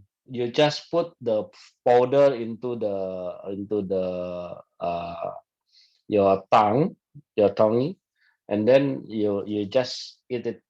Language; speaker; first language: English; non-native, fluent; Indonesian